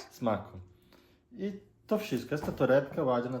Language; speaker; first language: Polish; non-native, learner; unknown